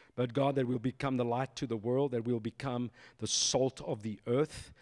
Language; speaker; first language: English; native; English